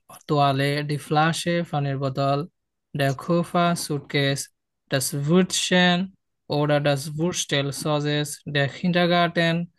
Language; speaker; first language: German; non-native, fluent; Bangla